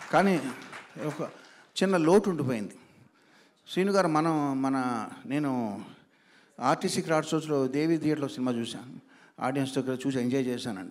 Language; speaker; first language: Telugu; native; Telugu